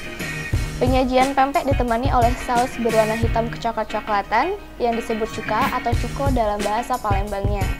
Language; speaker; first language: Indonesian; native; Indonesian